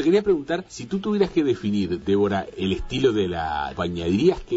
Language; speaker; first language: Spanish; native; Spanish